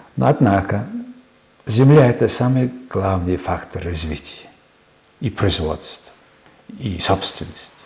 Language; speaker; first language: Russian; non-native, fluent; Mongolian